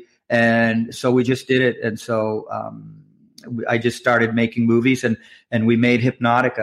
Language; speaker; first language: English; native; English